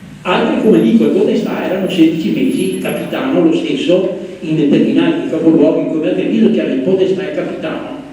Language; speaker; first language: Italian; native; Italian